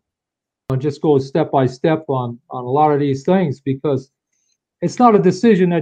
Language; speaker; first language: English; native; English